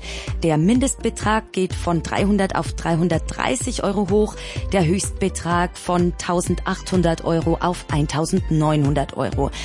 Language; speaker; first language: German; native; German